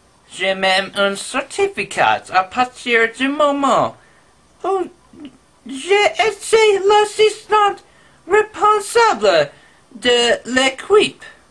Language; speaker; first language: French; non-native, learner; English